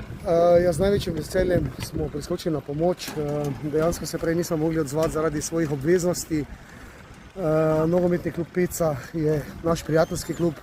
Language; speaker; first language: Slovenian; native; Slovenian